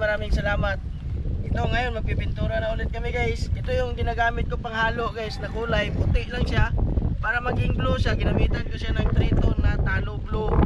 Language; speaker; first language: Filipino; non-native, local second language; Bikol